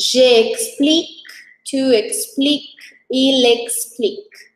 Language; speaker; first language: French; non-native, fluent; Portuguese